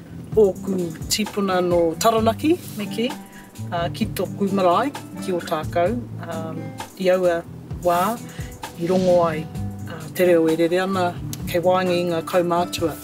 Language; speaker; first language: Māori; non-native, local second language; English